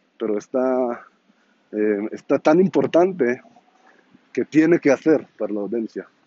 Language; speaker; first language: Spanish; non-native, learner; Hebrew